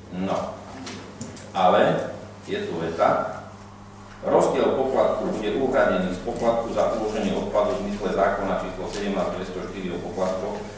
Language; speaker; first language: Slovak; native; Slovak